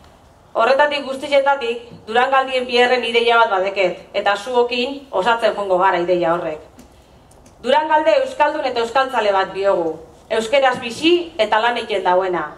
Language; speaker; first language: Basque; native; Basque